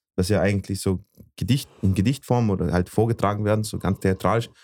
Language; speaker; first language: German; early bilingual, other home language; Bosnian